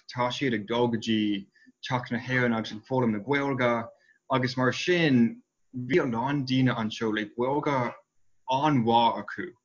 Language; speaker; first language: Irish; non-native, fluent; English